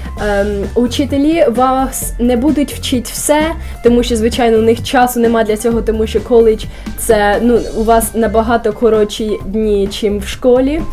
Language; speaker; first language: Ukrainian; early bilingual, heritage; Ukrainian